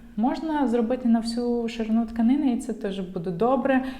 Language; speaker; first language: Ukrainian; non-native, local second language; Russian